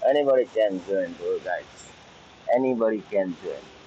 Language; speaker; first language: English; non-native, learner; Nepali